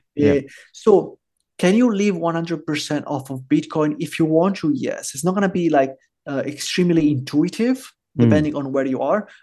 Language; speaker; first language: English; non-native, fluent; Italian